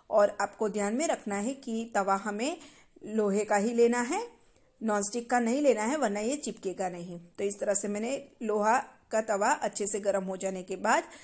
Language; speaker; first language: Hindi; non-native, local second language; Gujarati